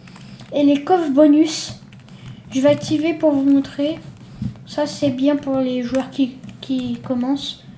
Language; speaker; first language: French; native; French